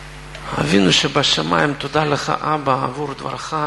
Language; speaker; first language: Hebrew; non-native, fluent; Russian